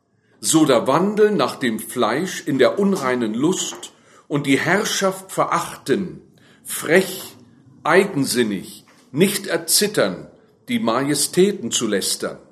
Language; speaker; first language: German; native; German